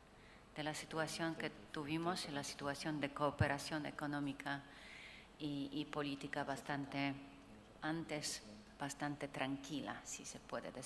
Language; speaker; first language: Spanish; non-native, fluent; Polish